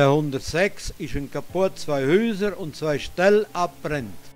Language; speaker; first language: German; non-native, local second language; Romansh